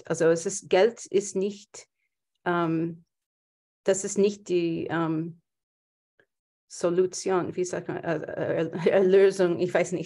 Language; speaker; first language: German; non-native, fluent; English